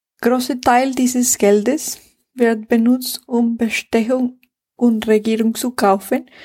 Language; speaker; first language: German; non-native, fluent; Spanish